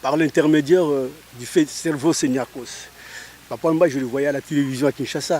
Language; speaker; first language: French; non-native, local second language; Lingala